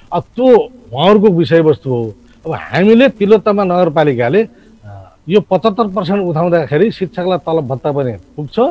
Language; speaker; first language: Nepali; native; Nepali